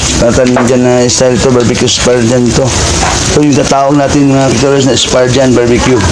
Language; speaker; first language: Filipino; native; Filipino